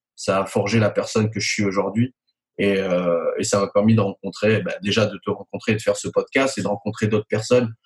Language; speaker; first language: French; native; French